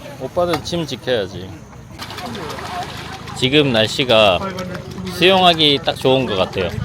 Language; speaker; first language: Korean; native; Korean